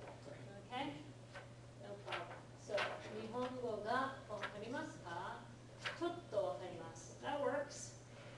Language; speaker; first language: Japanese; non-native, fluent; English